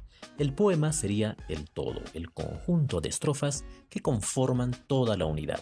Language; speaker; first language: Spanish; native; Spanish